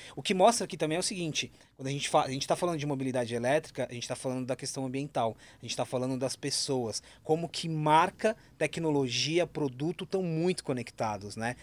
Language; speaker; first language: Portuguese; native; Portuguese